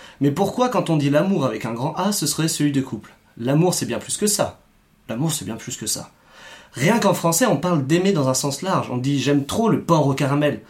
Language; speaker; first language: French; native; French